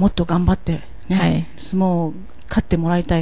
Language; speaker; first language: Japanese; native; Japanese